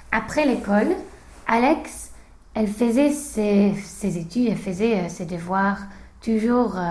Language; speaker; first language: French; non-native, learner; English